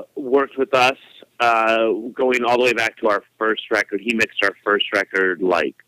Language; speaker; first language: English; native; English